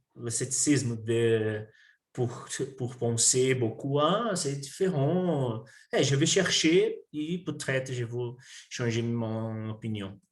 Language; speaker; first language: French; non-native, learner; Portuguese